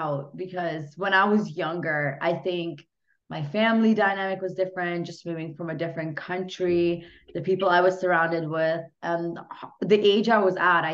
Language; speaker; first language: English; non-native, fluent; Hungarian